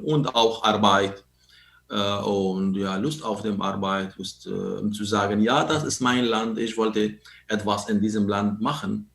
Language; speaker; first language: German; non-native, learner; Arabic